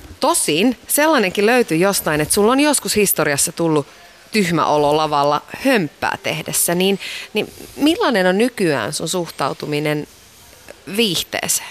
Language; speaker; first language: Finnish; native; Finnish